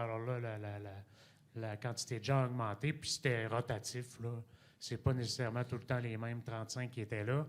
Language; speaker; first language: French; native; French